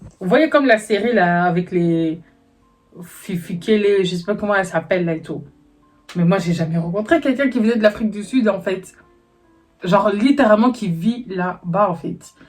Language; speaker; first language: French; native; French